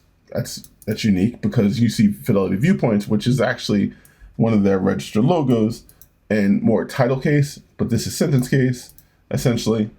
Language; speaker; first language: English; native; English